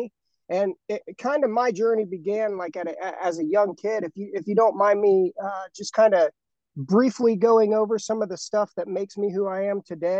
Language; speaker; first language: English; native; English